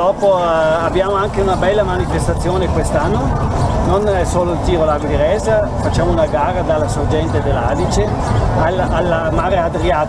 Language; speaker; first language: Italian; non-native, local second language; German